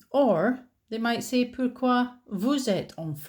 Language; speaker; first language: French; non-native, fluent; English